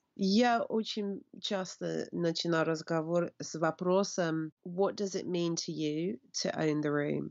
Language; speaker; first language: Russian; non-native, fluent; English